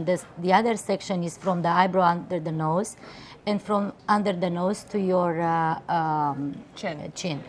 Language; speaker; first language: English; non-native, fluent; Romanian